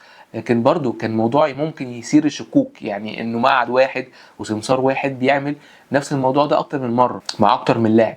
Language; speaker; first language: Arabic; native; Arabic